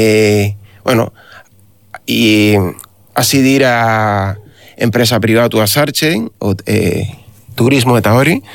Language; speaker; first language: Basque; non-native, learner; Spanish